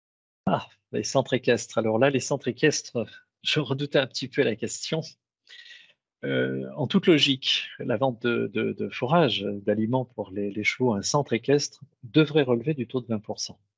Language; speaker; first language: French; native; French